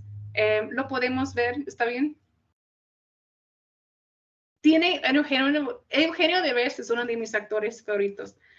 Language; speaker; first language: Spanish; non-native, fluent; English